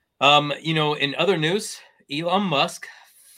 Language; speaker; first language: English; native; English